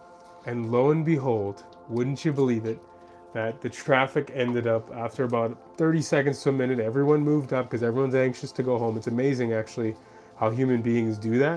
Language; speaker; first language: English; native; English